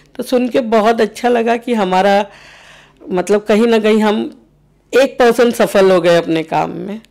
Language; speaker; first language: Hindi; native; Hindi